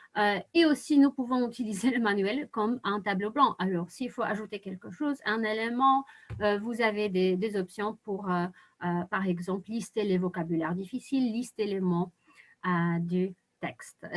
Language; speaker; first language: French; non-native, fluent; Polish